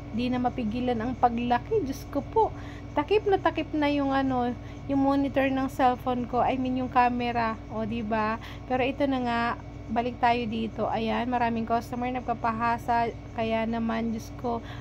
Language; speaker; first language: Filipino; non-native, local second language; Bikol